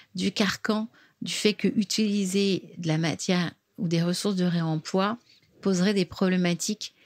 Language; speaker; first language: French; native; French